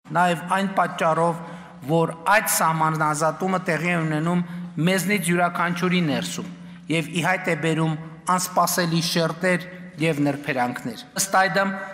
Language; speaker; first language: Armenian; native; Armenian